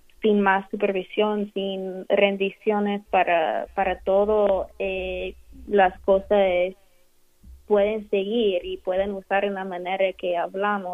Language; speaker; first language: Spanish; non-native, fluent; English